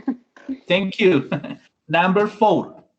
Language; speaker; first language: English; non-native, learner; Spanish